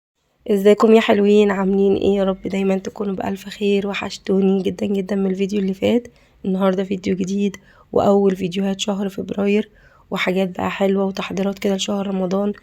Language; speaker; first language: Arabic; native; Arabic